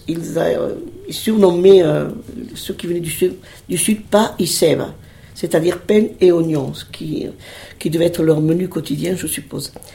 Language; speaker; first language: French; early bilingual, other home language; Spanish